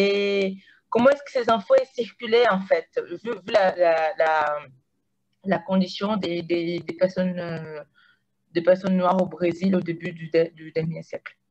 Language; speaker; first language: French; non-native, fluent; Portuguese